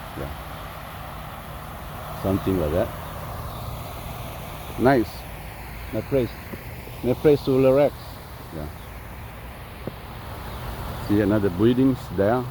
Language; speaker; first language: English; non-native, learner; Lao